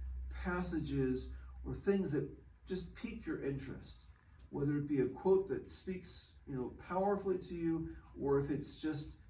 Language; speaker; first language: English; native; English